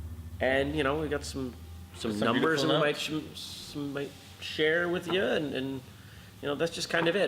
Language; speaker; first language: English; native; English